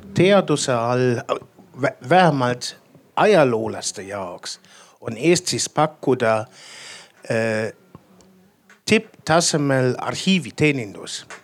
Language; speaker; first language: Estonian; non-native, fluent; German